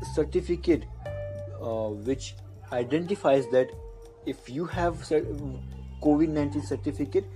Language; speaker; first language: English; non-native, local second language; Hindi